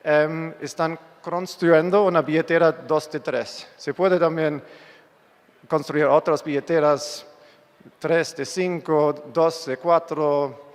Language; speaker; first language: Spanish; non-native, fluent; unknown